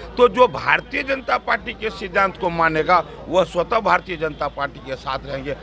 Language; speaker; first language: Hindi; native; Hindi